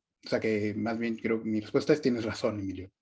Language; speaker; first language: Spanish; native; Spanish